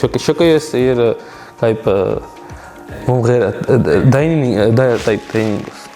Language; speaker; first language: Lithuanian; non-native, learner; Georgian